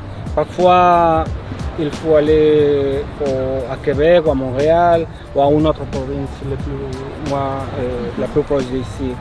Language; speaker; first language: French; non-native, fluent; Spanish